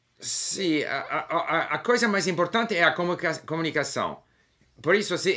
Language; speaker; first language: Portuguese; non-native, learner; English